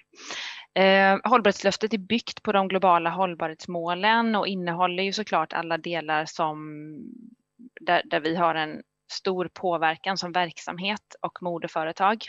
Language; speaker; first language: Swedish; native; Swedish